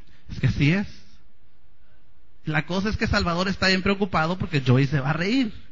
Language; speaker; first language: Spanish; native; Spanish